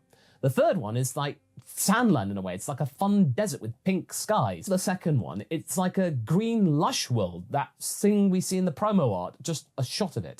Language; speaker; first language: English; native; English